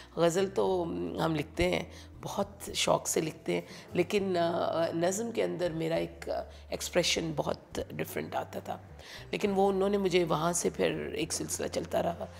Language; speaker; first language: Urdu; native; Urdu